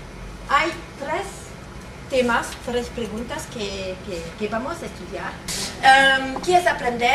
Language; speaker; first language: Spanish; non-native, fluent; French